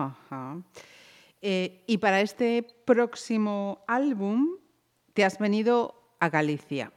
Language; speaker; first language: Spanish; native; Spanish